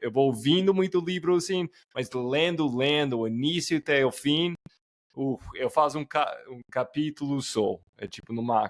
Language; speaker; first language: Portuguese; non-native, fluent; English